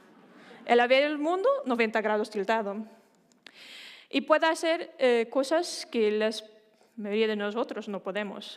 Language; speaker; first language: Spanish; non-native, fluent; Danish